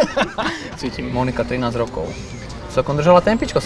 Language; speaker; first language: Slovak; native; Slovak